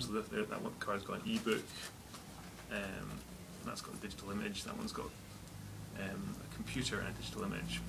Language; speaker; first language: English; native; English